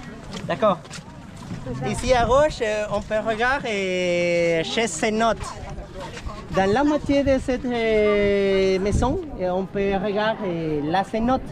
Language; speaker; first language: French; non-native, learner; Spanish